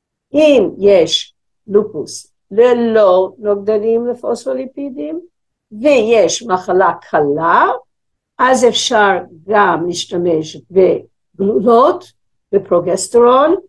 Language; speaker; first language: Hebrew; non-native, fluent; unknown